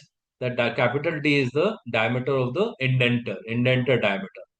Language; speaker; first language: English; non-native, local second language; Hindi